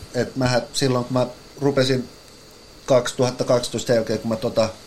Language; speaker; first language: English; non-native, fluent; Finnish